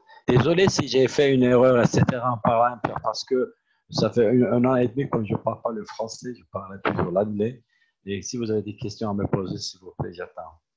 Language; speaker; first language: French; non-native, fluent; Turkish